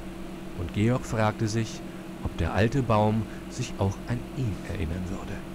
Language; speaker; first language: German; native; German